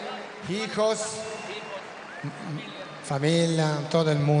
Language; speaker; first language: Spanish; non-native, learner; Italian